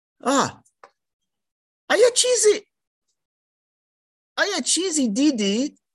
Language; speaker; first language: Persian; non-native, learner; German